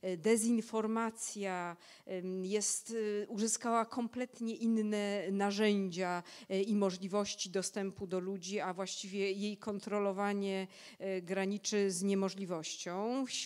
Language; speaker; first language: Polish; native; Polish